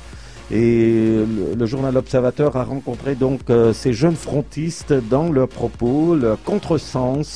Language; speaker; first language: French; native; French